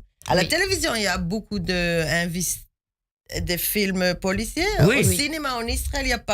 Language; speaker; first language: French; non-native, fluent; Hebrew